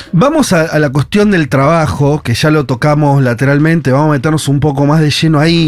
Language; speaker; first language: Spanish; native; Spanish